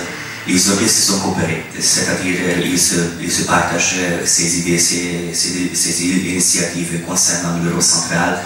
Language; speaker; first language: French; non-native, fluent; Hungarian